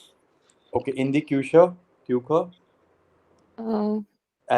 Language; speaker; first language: English; non-native, local second language; Hindi